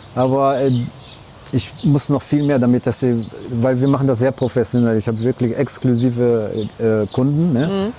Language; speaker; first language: German; early bilingual, other home language; Arabic